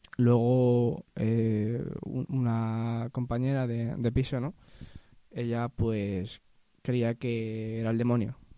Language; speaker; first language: Spanish; native; Spanish